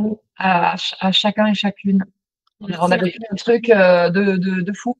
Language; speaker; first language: French; native; French